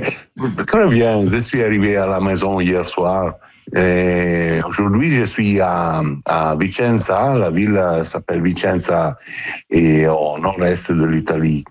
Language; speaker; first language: French; non-native, learner; Italian